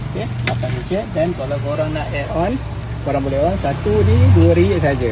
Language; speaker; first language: Malay; native; Malay